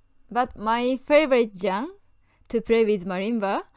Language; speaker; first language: English; non-native, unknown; Japanese